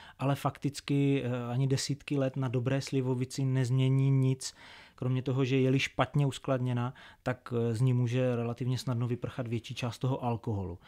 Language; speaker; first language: Czech; native; Czech